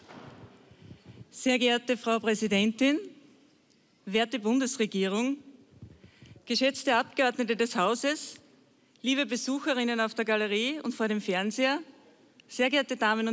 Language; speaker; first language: German; native; German